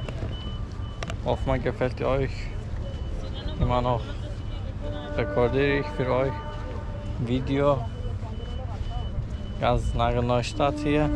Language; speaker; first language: German; non-native, learner; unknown